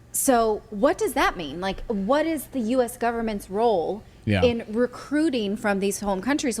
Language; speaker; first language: English; native; English